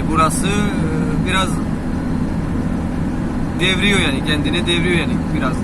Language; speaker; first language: Turkish; non-native, learner; Urdu